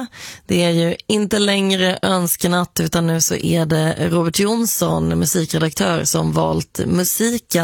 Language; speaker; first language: Swedish; native; Swedish